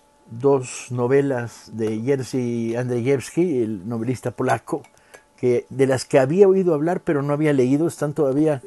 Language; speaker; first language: Spanish; native; Spanish